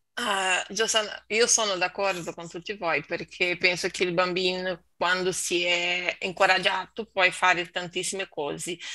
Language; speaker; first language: Italian; non-native, learner; Portuguese